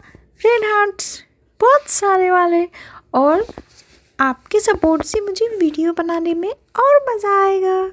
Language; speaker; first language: Hindi; native; Hindi